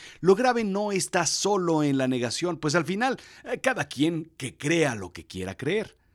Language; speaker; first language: Spanish; native; Spanish